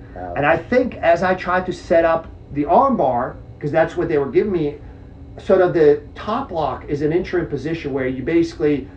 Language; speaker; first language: English; early bilingual, other home language; Czech